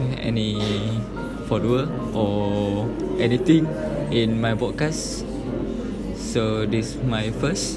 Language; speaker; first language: English; non-native, local second language; Malay